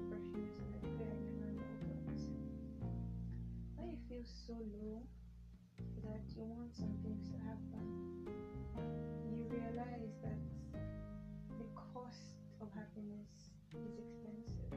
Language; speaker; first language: English; non-native, local second language; Yoruba